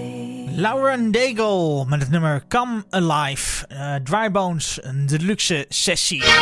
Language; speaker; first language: Dutch; native; Dutch